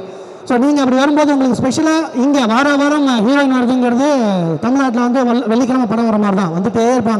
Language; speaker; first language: Tamil; native; Tamil